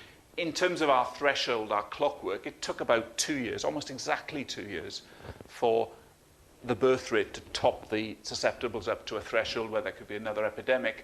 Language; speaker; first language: English; native; English